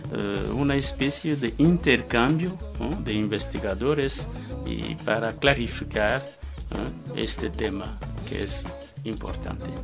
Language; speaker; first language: Spanish; non-native, fluent; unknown